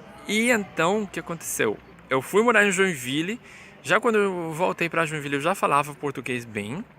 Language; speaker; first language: Portuguese; non-native, fluent; Spanish